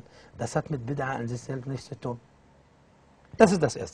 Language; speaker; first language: German; non-native, fluent; Arabic